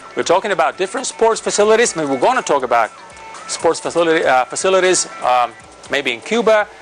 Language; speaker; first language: English; non-native, fluent; Spanish